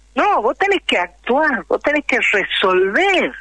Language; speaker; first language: Spanish; native; Spanish